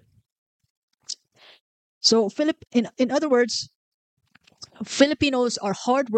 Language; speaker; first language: English; non-native, local second language; Filipino